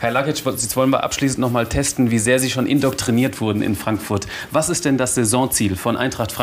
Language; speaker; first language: German; native; German